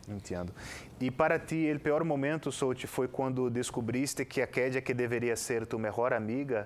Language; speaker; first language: Spanish; non-native, fluent; Portuguese